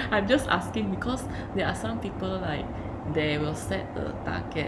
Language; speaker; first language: English; non-native, local second language; Chinese